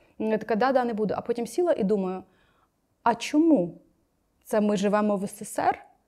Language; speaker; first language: Ukrainian; native; Ukrainian